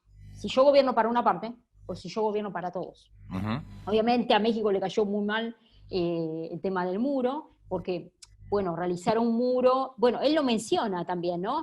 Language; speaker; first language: Spanish; native; Spanish